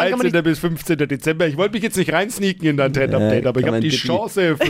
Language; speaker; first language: German; native; German